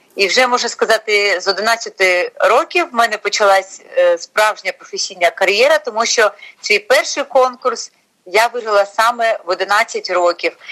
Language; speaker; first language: Ukrainian; native; Ukrainian